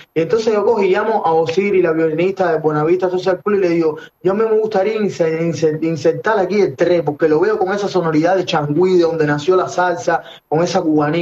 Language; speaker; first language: Spanish; native; Spanish